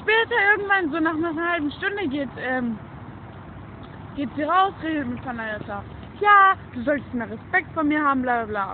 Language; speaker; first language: German; early bilingual, other home language; Turkish